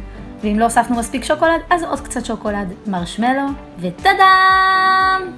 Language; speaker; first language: Hebrew; native; Hebrew